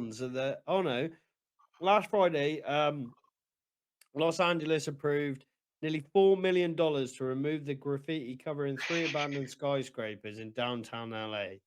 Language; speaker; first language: English; native; English